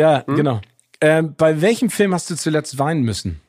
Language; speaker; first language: German; native; German